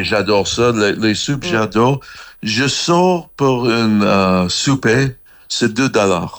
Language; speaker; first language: French; non-native, learner; English